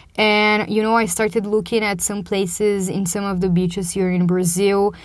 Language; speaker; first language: English; non-native, fluent; Portuguese